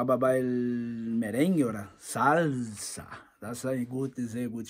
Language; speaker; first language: German; non-native, learner; Portuguese